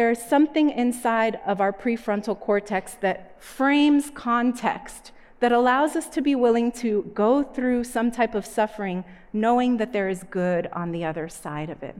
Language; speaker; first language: English; native; English